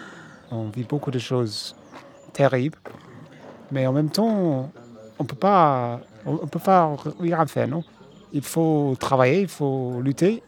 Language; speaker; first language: French; non-native, fluent; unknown